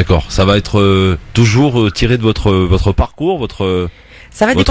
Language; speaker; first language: French; native; French